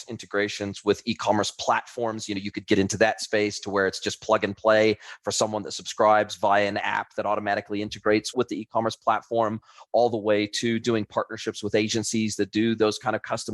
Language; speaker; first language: English; native; English